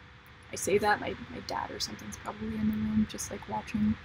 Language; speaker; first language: English; native; English